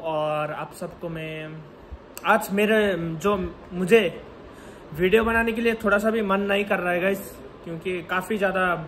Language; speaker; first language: Hindi; non-native, local second language; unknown